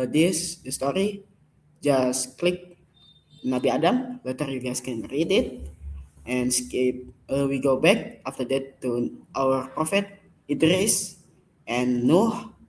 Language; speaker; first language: English; non-native, learner; Indonesian